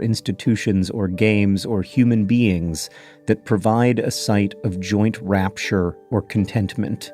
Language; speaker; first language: English; native; English